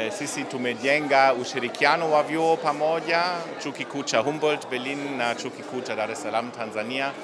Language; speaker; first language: Swahili; non-native, fluent; German